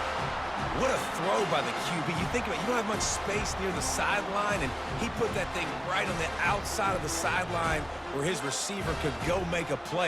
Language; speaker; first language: English; native; English